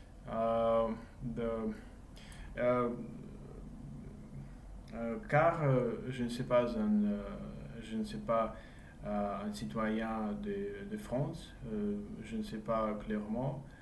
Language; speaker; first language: French; non-native, learner; English